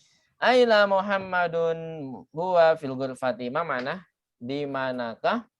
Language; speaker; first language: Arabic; non-native, fluent; Indonesian